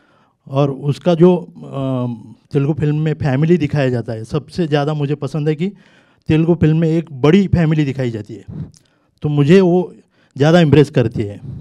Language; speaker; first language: Hindi; non-native, local second language; Marathi